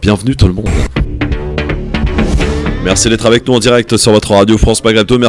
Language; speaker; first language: French; native; French